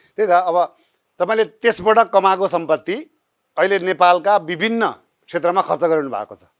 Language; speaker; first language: Nepali; native; Nepali